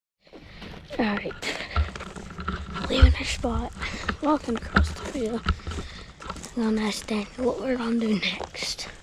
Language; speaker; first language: English; native; English